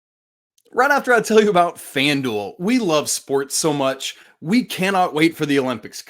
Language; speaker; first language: English; native; English